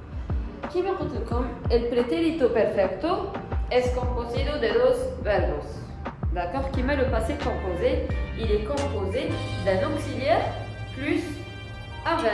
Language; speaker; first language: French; non-native, local second language; Arabic